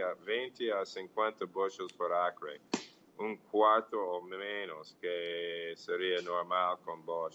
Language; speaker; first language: Portuguese; non-native, fluent; English